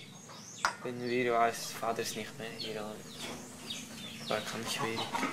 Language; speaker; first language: German; non-native, learner; Spanish